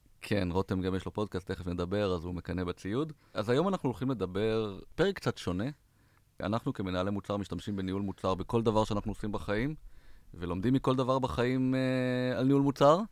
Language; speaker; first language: Hebrew; native; Hebrew